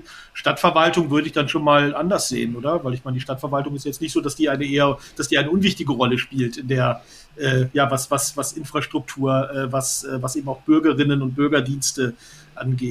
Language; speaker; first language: German; native; German